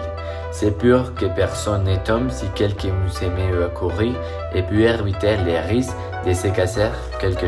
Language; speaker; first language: French; non-native, learner; Spanish